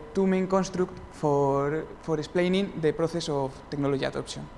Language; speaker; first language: English; non-native, fluent; Spanish